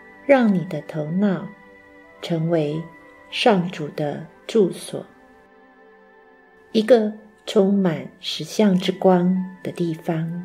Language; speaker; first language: Chinese; native; Chinese